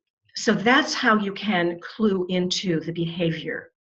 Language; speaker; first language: English; native; English